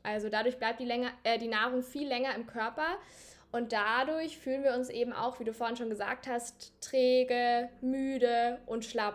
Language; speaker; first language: German; native; German